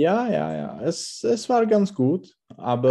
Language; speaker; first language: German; non-native, learner; Czech